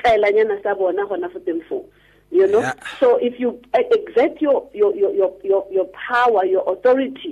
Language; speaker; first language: English; non-native, local second language; Tswana